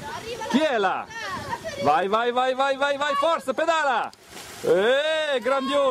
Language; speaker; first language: Italian; native; Italian